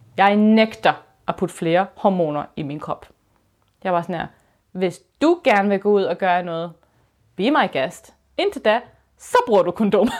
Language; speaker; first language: Danish; early bilingual, other home language; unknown